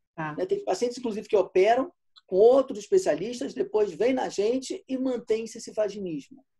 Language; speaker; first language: Portuguese; native; Portuguese